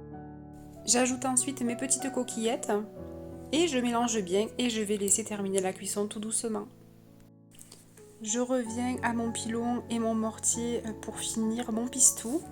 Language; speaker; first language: French; native; French